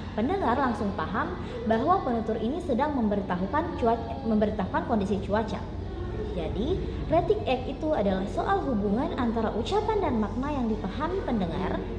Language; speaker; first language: Indonesian; native; Indonesian